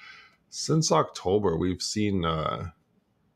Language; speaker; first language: English; native; English